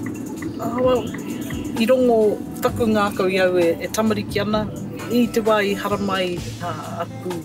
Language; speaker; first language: Māori; non-native, local second language; English